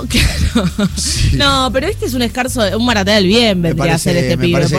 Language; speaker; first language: Spanish; native; Spanish